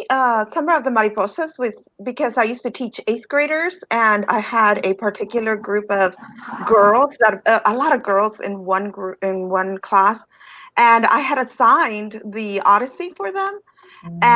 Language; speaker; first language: English; native; English